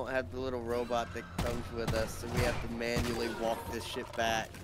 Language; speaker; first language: English; native; English